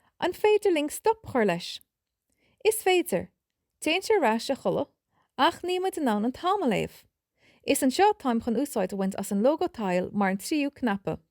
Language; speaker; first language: Irish; native; Irish